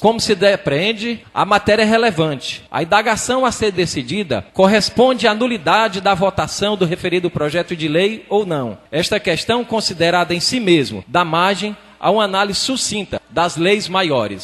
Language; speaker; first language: Portuguese; native; Portuguese